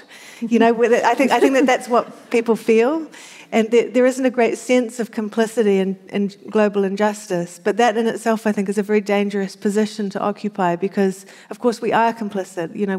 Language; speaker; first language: English; native; English